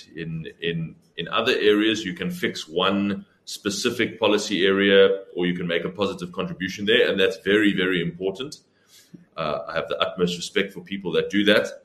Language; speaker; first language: English; native; English